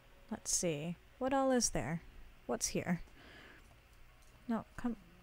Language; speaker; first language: English; native; English